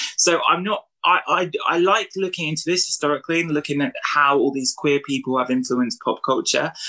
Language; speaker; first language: English; native; English